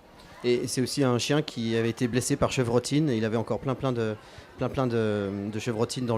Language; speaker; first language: French; native; French